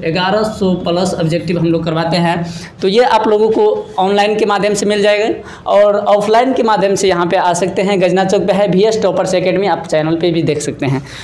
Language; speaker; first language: Hindi; native; Hindi